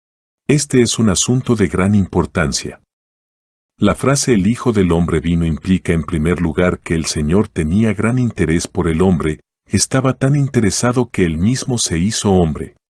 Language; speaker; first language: Spanish; native; Spanish